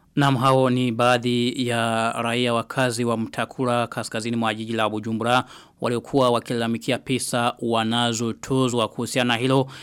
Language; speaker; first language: Swahili; non-native, local second language; Rundi